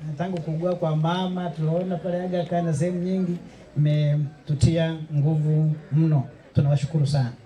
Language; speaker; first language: Swahili; native; Swahili